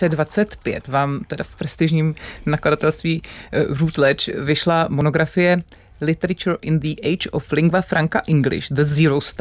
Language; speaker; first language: Czech; native; Czech